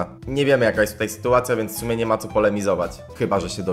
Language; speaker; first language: Polish; native; Polish